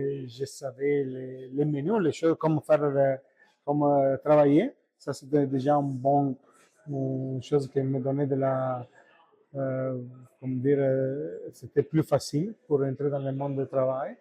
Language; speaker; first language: French; non-native, learner; Italian